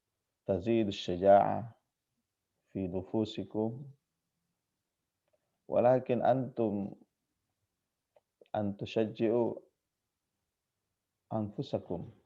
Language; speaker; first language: Arabic; non-native, fluent; Indonesian